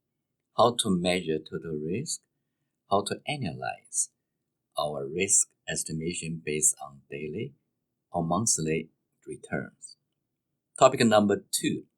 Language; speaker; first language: English; non-native, fluent; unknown